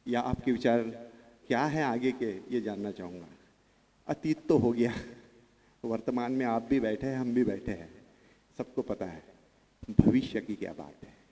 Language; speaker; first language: Hindi; non-native, local second language; Marathi